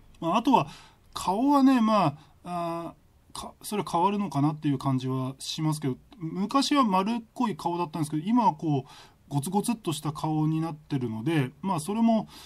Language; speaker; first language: Japanese; native; Japanese